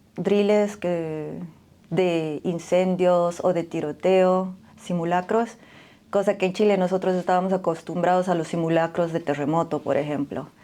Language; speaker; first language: Spanish; native; Spanish